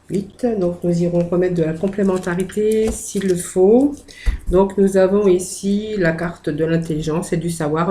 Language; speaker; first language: French; native; French